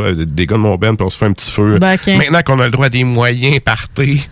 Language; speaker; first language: French; native; French